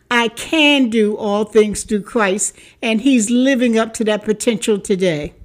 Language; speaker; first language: English; native; English